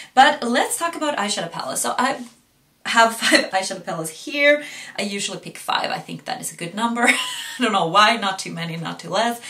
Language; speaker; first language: English; non-native, fluent; Swedish